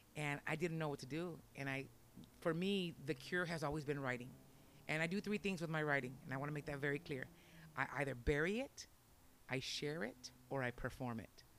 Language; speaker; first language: English; early bilingual, other home language; Spanish